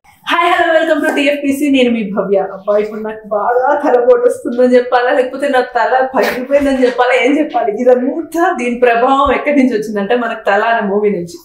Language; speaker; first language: Telugu; native; Telugu